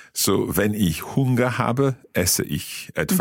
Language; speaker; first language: German; non-native, learner; English